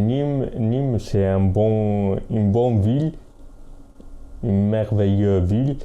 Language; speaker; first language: French; non-native, fluent; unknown